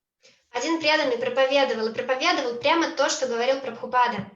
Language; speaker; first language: Russian; native; Russian